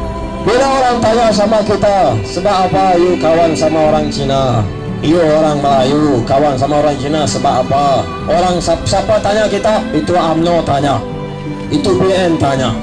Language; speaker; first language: Malay; native; Malay